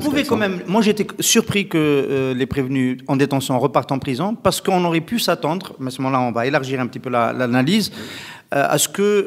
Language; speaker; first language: French; non-native, local second language; Arabic